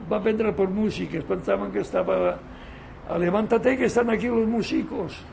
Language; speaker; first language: Spanish; non-native, local second language; Catalan